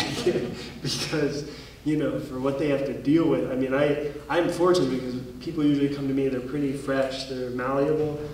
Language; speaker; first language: English; native; English